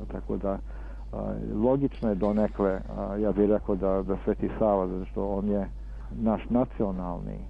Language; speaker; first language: Serbian; early bilingual, heritage; Serbian